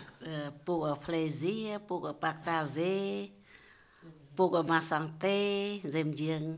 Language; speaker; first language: French; non-native, learner; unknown